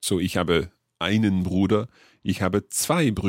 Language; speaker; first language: German; non-native, learner; English